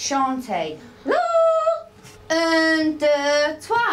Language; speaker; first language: French; non-native, fluent; English